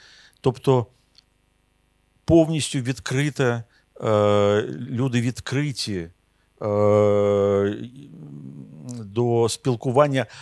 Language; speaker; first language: Ukrainian; non-native, local second language; Russian